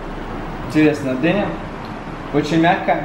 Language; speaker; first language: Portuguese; non-native, learner; Russian